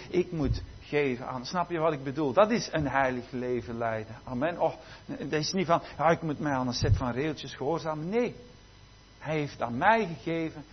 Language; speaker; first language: Dutch; native; Dutch